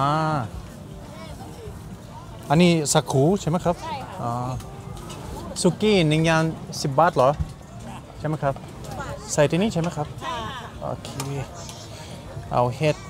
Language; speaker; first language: Thai; non-native, learner; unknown